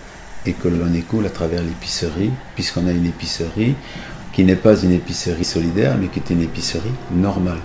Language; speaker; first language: French; native; French